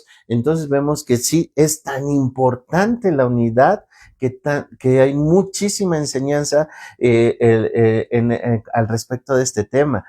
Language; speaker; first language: Spanish; native; Spanish